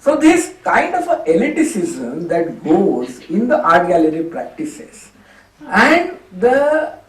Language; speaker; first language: English; non-native, local second language; Hindi